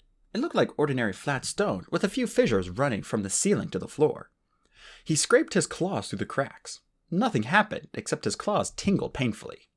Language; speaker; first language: English; native; English